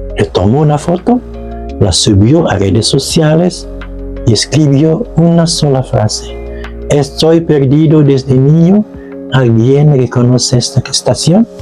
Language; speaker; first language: Spanish; non-native, fluent; Indonesian